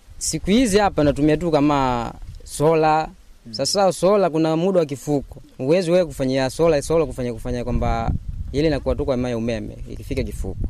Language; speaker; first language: Swahili; non-native, local second language; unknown